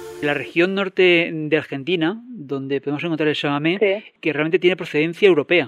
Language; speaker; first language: Spanish; native; Spanish